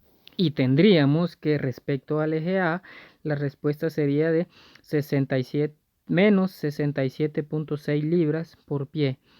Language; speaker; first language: Spanish; native; Spanish